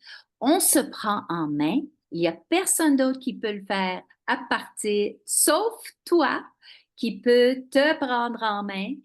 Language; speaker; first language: French; non-native, local second language; English